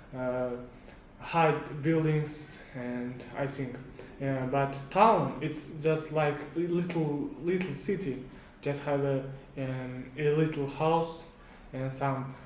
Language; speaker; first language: English; non-native, learner; Kazakh